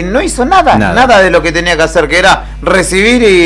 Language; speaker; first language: Spanish; native; Spanish